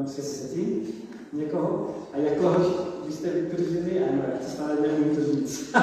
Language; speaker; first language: Czech; non-native, learner; English